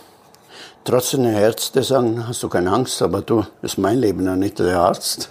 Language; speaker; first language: German; non-native, learner; Italian